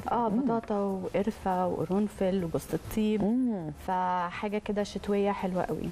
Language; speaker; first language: Arabic; early bilingual, heritage; English